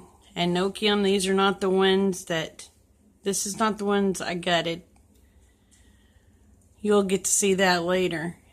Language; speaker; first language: English; native; English